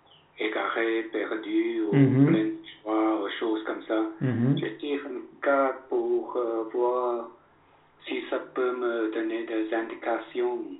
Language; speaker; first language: French; non-native, fluent; English